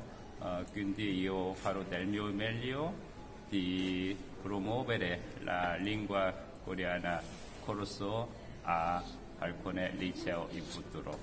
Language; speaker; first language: Italian; non-native, learner; Korean